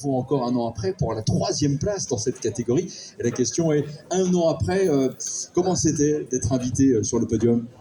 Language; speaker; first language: French; native; French